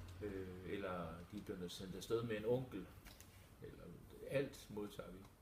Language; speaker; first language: Danish; native; Danish